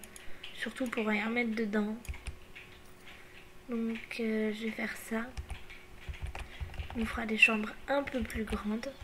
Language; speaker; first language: French; native; French